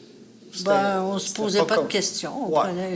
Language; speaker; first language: French; native; French